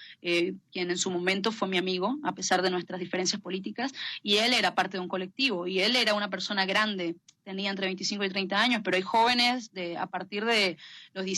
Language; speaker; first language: Spanish; native; Spanish